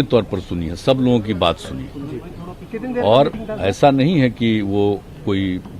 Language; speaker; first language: Hindi; native; Hindi